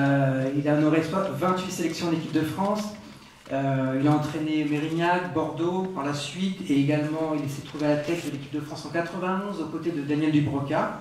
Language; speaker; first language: French; native; French